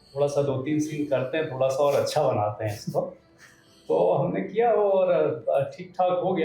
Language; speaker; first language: Hindi; non-native, local second language; Marathi